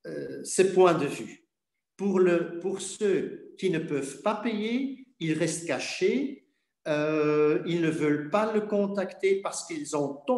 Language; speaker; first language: French; non-native, fluent; Dutch